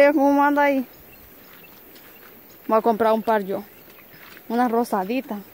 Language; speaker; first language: Spanish; native; Spanish